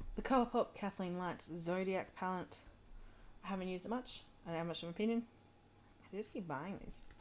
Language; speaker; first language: English; native; English